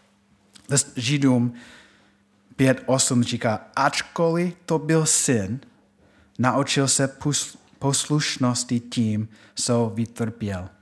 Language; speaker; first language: Czech; non-native, fluent; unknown